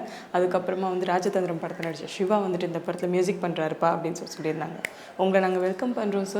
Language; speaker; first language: Tamil; native; Tamil